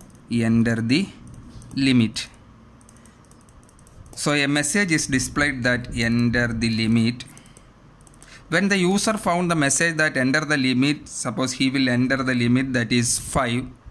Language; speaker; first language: English; non-native, local second language; Malayalam